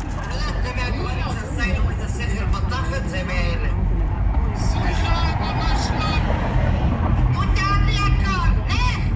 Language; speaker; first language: Hebrew; native; Hebrew